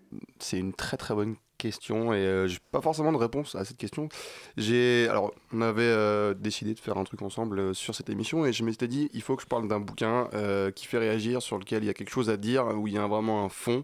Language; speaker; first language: French; native; French